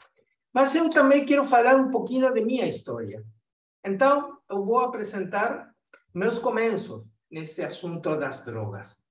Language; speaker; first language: Portuguese; non-native, fluent; Spanish